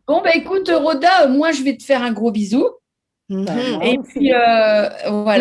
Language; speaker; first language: French; native; French